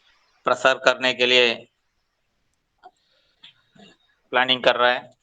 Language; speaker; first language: Hindi; non-native, local second language; Telugu